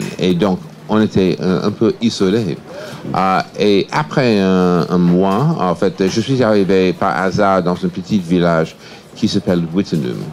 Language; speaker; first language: French; non-native, fluent; English